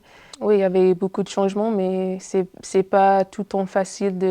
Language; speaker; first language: French; non-native, fluent; English